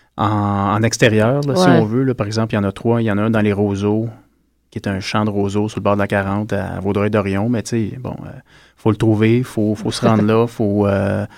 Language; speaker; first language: French; native; French